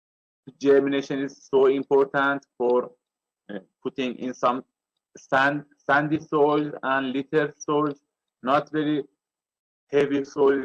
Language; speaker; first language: English; non-native, learner; Persian